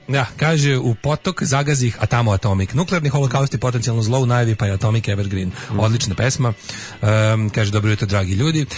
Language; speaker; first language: Serbian; native; Serbian